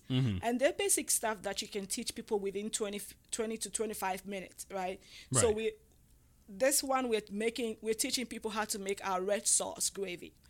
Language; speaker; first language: English; non-native, local second language; Ga